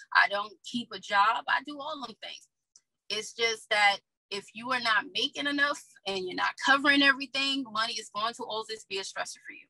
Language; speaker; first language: English; native; English